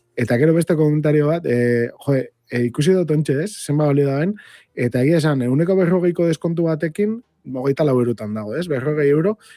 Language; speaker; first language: Basque; native; Basque